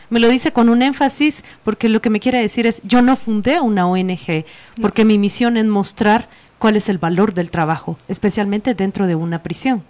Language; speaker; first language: Spanish; native; Spanish